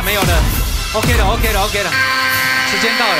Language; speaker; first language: Chinese; native; Chinese